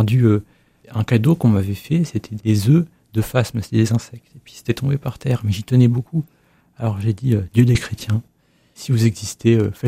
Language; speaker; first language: French; native; French